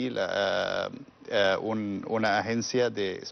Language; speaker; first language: Spanish; non-native, learner; Arabic